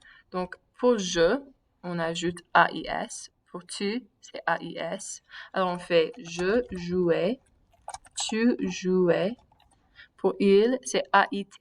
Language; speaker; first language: French; non-native, fluent; English